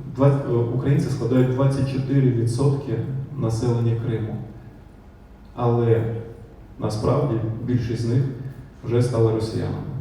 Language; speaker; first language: Ukrainian; non-native, local second language; Russian